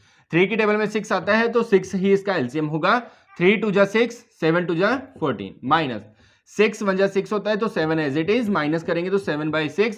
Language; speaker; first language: Hindi; native; Hindi